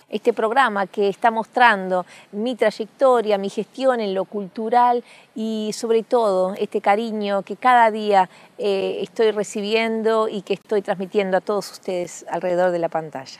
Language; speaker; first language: Spanish; native; Spanish